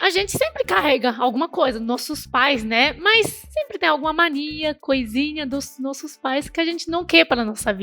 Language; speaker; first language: Portuguese; non-native, fluent; Chinese